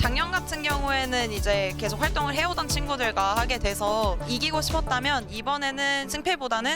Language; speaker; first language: Korean; native; Korean